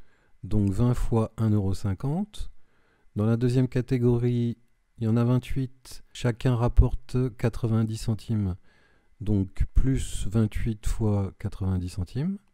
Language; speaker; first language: French; native; French